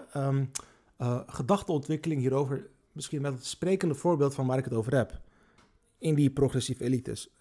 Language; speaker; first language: Dutch; early bilingual, other home language; Turkish